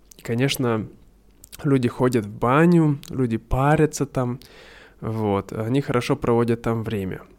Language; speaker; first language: Russian; native; Russian